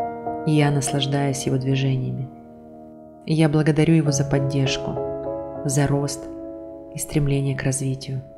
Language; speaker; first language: Russian; native; Russian